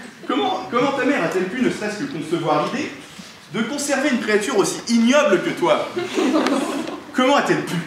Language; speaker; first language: French; native; French